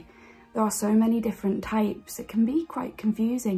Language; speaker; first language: English; native; English